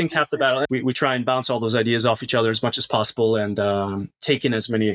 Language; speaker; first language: English; native; English